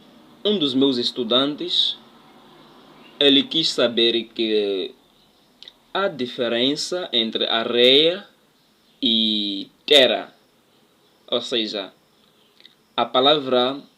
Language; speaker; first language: Portuguese; non-native, local second language; Tsonga